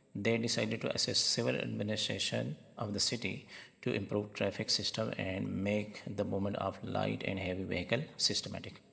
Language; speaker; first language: English; non-native, local second language; Urdu